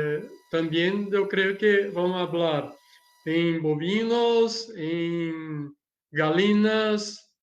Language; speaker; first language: Spanish; non-native, learner; Portuguese